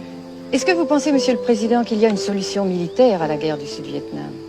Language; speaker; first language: French; native; French